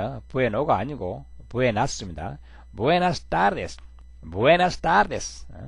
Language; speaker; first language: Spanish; non-native, fluent; Korean